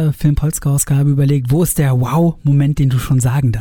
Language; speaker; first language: German; native; German